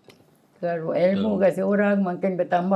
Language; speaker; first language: Malay; native; Malay